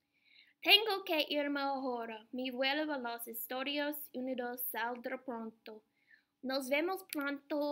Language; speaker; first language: Spanish; non-native, learner; English